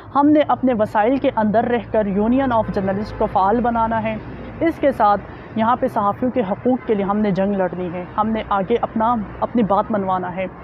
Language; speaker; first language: Urdu; non-native, local second language; Shina